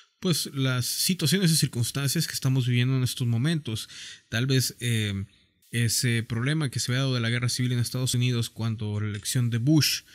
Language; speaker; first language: Spanish; native; Spanish